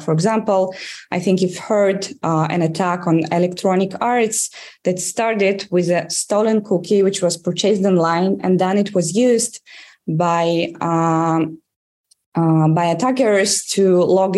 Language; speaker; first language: English; non-native, fluent; Russian